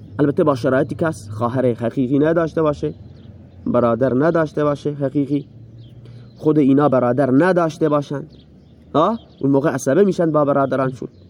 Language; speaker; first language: Persian; non-native, local second language; Baluchi